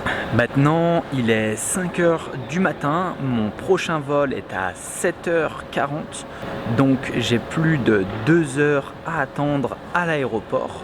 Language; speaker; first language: French; native; French